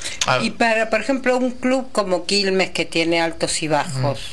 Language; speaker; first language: Spanish; native; Spanish